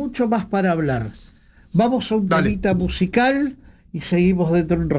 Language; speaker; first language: Spanish; native; Spanish